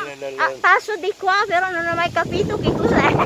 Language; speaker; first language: Italian; non-native, learner; Filipino